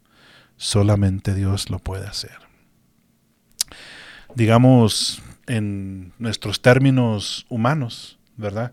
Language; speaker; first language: Spanish; native; Spanish